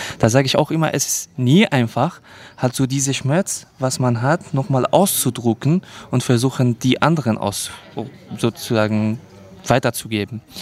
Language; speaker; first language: German; early bilingual, other home language; Kurdish